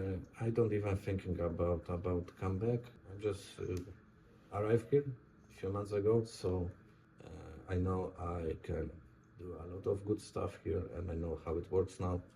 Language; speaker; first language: English; non-native, learner; Polish